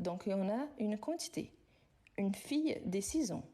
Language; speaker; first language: French; non-native, fluent; Arabic